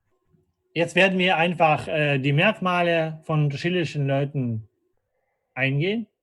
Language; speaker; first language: German; non-native, fluent; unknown